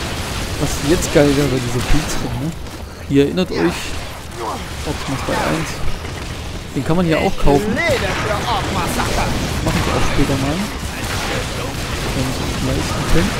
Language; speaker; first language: German; native; German